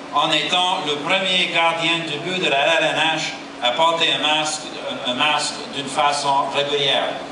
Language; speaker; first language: French; non-native, fluent; English